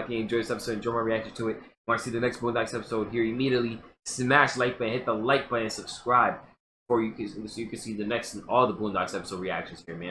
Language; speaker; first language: English; native; English